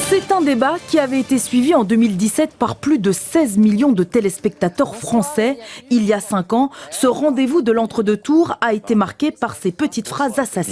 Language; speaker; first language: French; native; French